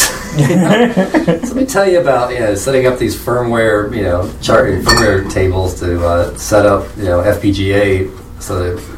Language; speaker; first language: English; native; English